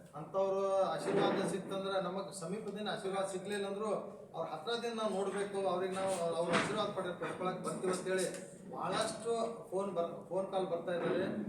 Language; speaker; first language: Kannada; non-native, local second language; Lambadi